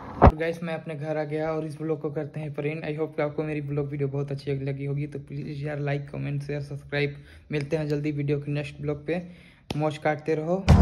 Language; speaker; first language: Hindi; native; Hindi